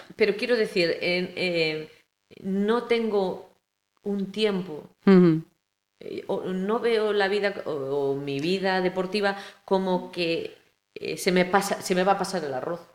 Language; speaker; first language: Spanish; native; Spanish